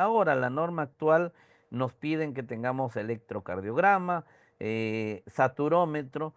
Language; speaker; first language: Spanish; native; Spanish